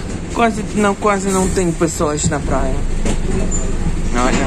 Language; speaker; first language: Portuguese; non-native, fluent; Ukrainian